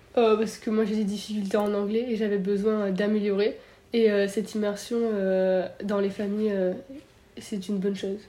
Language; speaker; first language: French; native; French